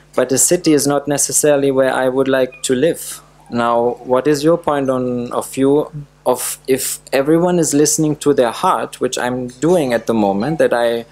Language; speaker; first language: English; non-native, fluent; German